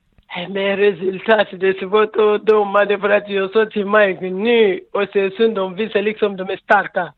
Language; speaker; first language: Swedish; non-native, learner; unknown